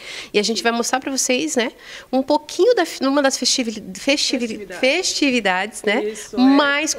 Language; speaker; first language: Portuguese; native; Portuguese